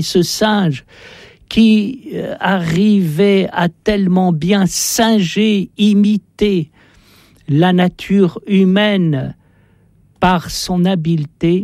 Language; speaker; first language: French; native; French